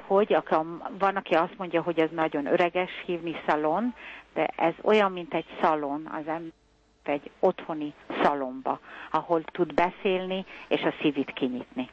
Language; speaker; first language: Hungarian; early bilingual, heritage; Hungarian